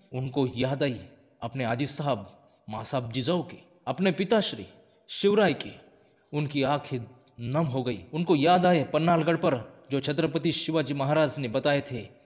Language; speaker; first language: Hindi; non-native, local second language; Marathi